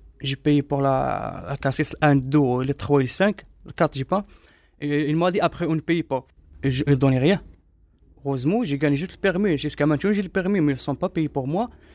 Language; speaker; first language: French; non-native, learner; Arabic